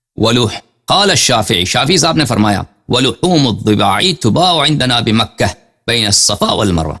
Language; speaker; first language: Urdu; non-native, fluent; Persian